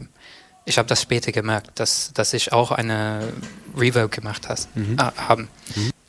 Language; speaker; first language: German; non-native, fluent; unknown